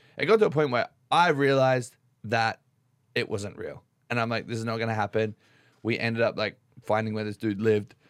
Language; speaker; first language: English; native; English